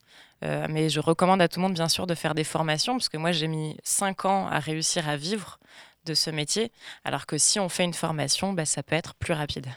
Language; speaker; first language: French; native; French